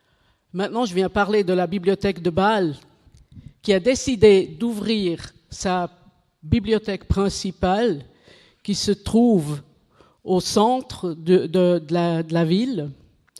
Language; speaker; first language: French; non-native, local second language; German